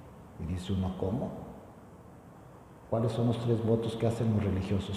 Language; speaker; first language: Spanish; native; Spanish